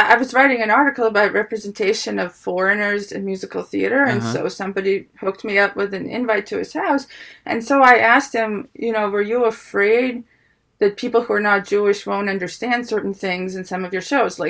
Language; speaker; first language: English; early bilingual, other home language; Ukrainian